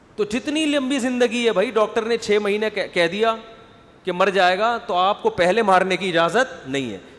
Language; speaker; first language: Urdu; native; Urdu